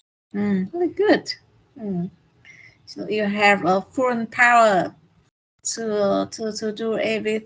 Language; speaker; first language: English; non-native, learner; Vietnamese